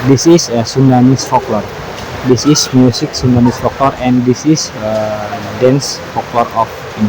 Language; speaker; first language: English; non-native, learner; Indonesian